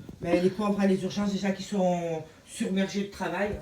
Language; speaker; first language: French; native; French